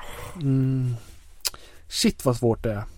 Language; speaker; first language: Swedish; native; Swedish